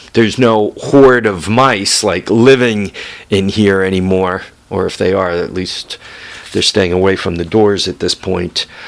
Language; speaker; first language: English; native; English